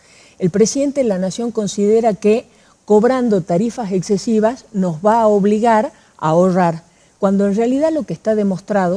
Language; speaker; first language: Spanish; native; Spanish